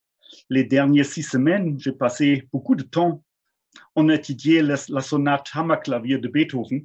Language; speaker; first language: French; non-native, fluent; German